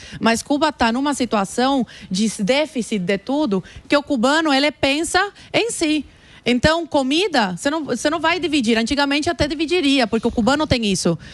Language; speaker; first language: Portuguese; early bilingual, other home language; Spanish